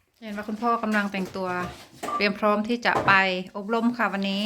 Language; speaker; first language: Thai; native; Thai